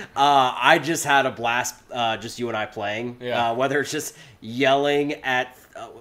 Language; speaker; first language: English; native; English